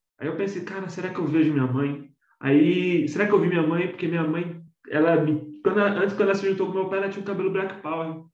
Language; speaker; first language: Portuguese; native; Portuguese